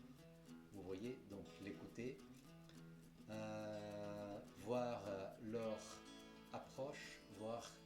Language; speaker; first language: French; non-native, fluent; Portuguese